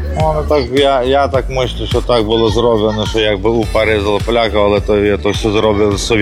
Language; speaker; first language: Polish; non-native, learner; Ukrainian